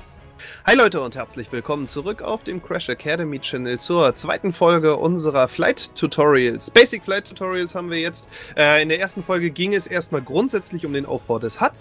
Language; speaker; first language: German; native; German